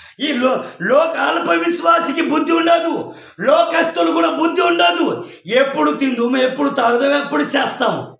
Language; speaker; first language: Telugu; non-native, local second language; Koya